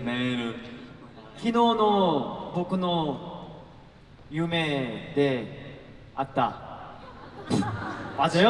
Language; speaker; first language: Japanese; non-native, learner; Korean